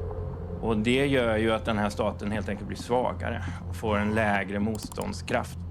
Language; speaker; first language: Swedish; native; Swedish